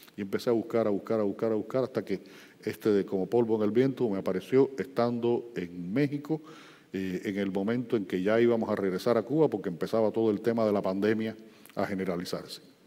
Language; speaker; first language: Spanish; native; Spanish